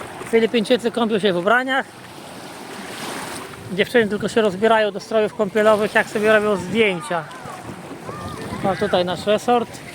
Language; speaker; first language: Polish; native; Polish